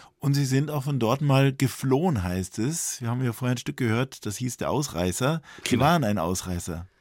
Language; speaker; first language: German; native; German